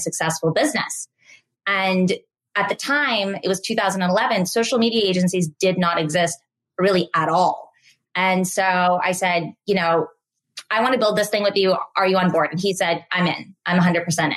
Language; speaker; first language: English; native; English